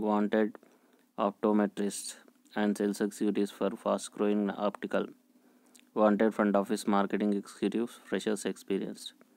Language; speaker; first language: English; non-native, local second language; Telugu